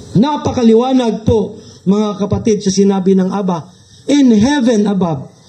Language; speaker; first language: Filipino; non-native, local second language; Cebuano